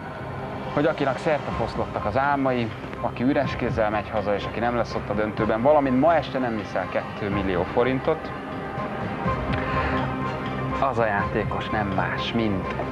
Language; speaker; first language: Hungarian; native; Hungarian